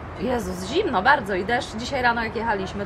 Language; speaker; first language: Polish; native; Polish